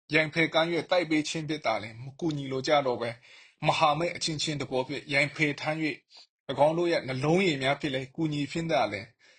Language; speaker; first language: Burmese; non-native, local second language; Kachin